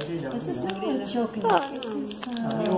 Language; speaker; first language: Spanish; non-native, learner; Russian